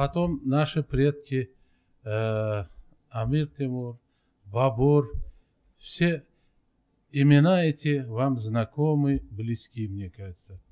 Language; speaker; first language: Russian; non-native, local second language; Uzbek